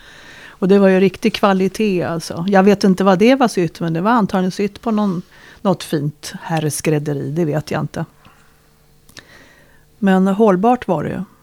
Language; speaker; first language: Swedish; native; Swedish